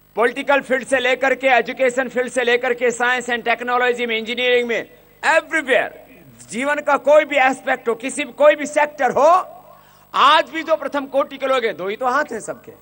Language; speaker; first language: Hindi; native; Hindi